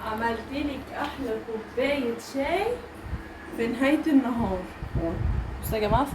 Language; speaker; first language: Arabic; native; Arabic